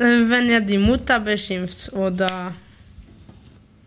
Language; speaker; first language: German; early bilingual, other home language; Polish